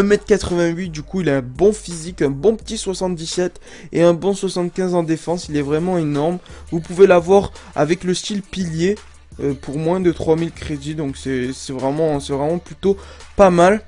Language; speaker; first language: French; native; French